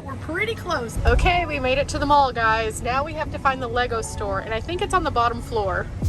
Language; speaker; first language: English; native; English